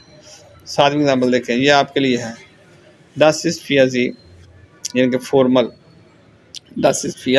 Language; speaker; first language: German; non-native, fluent; Urdu